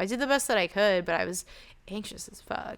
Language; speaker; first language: English; native; English